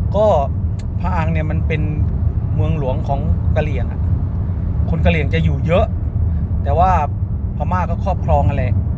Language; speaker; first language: Thai; native; Thai